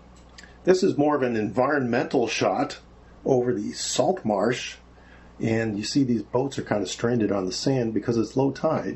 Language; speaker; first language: English; native; English